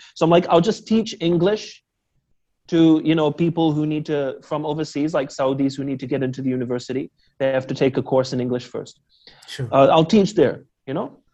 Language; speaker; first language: English; native; English